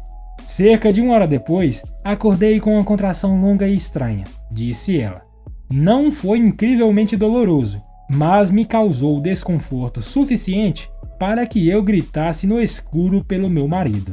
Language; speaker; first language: Portuguese; native; Portuguese